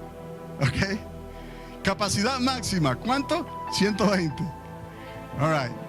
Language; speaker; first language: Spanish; native; Spanish